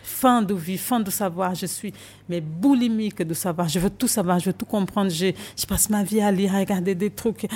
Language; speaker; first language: French; non-native, fluent; Portuguese